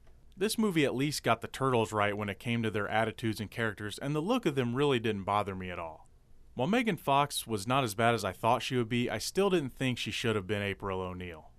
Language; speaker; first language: English; native; English